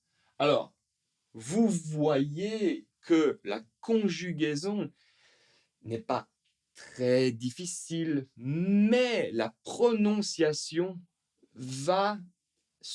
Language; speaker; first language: French; native; French